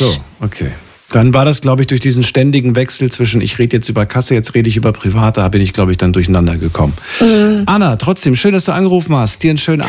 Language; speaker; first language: German; native; German